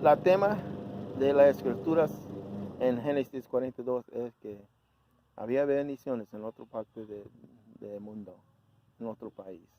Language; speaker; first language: Spanish; early bilingual, heritage; Spanish